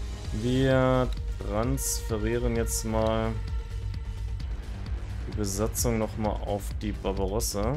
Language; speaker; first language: German; native; German